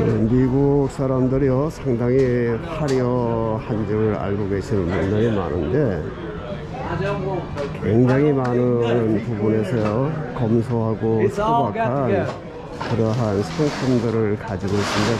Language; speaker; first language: Korean; native; Korean